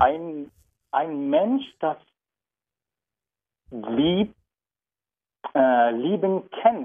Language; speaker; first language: German; non-native, learner; Turkish